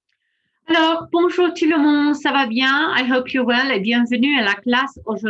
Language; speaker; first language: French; non-native, fluent; English